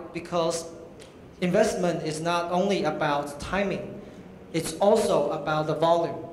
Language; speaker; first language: English; non-native, fluent; Chinese